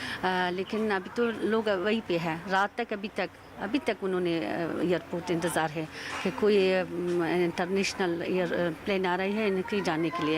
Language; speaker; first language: Hindi; non-native, learner; Persian